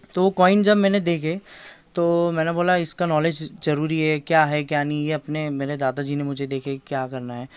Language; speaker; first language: Hindi; native; Hindi